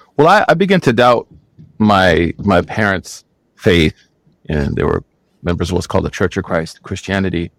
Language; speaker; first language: English; native; English